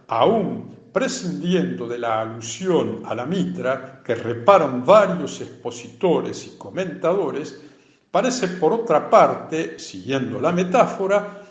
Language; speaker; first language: Spanish; native; Spanish